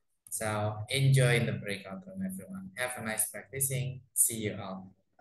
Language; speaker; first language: English; non-native, fluent; Indonesian